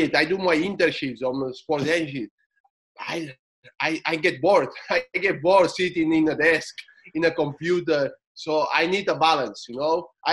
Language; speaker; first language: English; non-native, fluent; Spanish